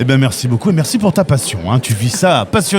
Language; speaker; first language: French; native; French